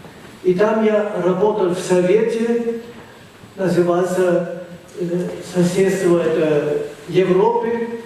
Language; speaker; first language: Russian; non-native, fluent; German